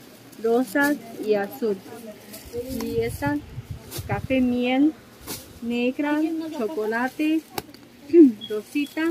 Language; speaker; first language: Spanish; non-native, learner; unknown